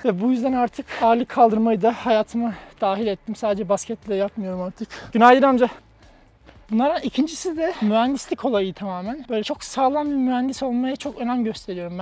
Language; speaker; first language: Turkish; native; Turkish